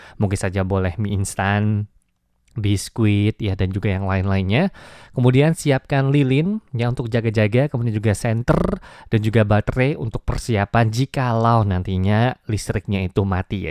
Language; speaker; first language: Indonesian; native; Indonesian